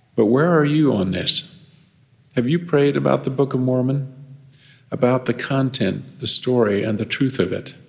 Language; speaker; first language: English; native; English